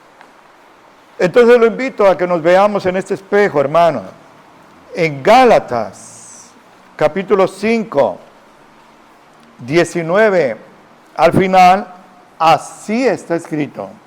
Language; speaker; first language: Spanish; native; Spanish